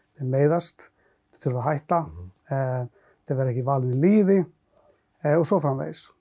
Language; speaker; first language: Icelandic; non-native, fluent; Finnish